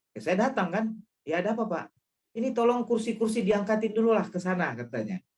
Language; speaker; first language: Indonesian; non-native, local second language; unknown